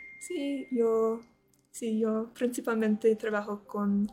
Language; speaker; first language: Spanish; non-native, learner; English